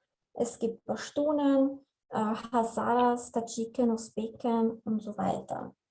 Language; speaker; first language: German; non-native, fluent; Slovenian